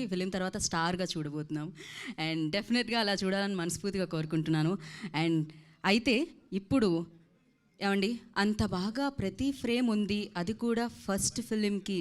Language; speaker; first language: Telugu; native; Telugu